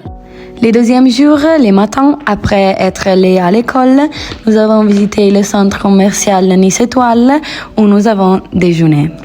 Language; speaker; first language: French; non-native, learner; Italian